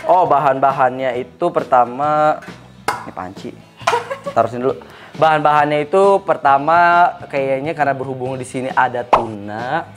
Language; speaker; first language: Indonesian; native; Indonesian